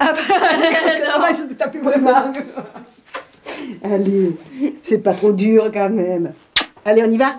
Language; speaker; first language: French; native; French